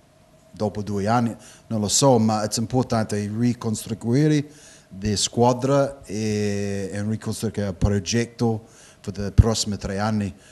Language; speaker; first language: Italian; non-native, learner; English